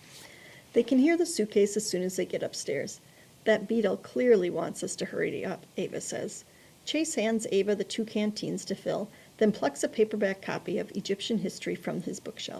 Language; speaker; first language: English; native; English